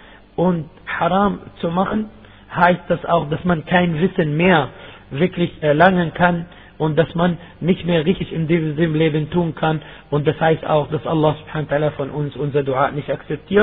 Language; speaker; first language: German; non-native, fluent; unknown